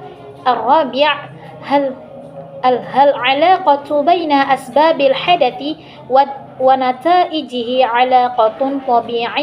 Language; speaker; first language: Arabic; non-native, learner; Indonesian